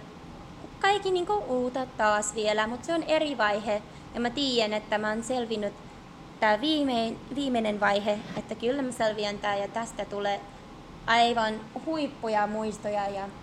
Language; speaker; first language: Finnish; early bilingual, heritage; English